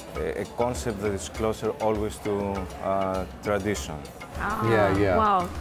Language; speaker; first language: English; non-native, fluent; Greek